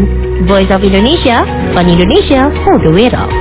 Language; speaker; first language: Dutch; non-native, learner; Indonesian